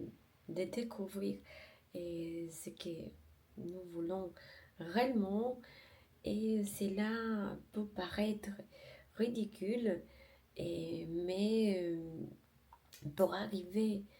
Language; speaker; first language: French; non-native, learner; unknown